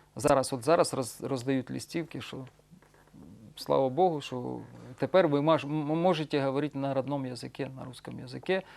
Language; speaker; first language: Ukrainian; non-native, local second language; Russian